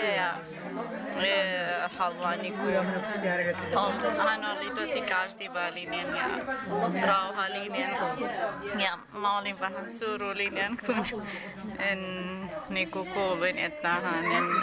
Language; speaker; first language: Finnish; non-native, learner; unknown